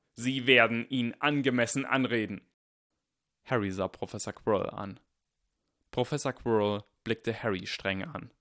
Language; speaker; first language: German; native; German